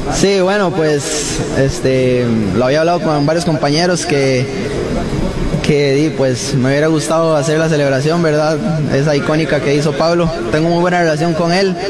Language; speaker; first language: Spanish; native; Spanish